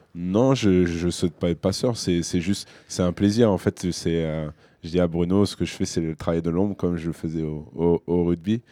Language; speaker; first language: French; native; French